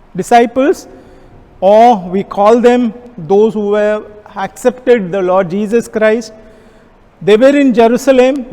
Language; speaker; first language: English; non-native, local second language; Kannada